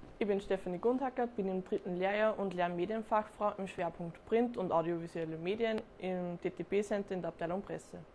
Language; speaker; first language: German; native; German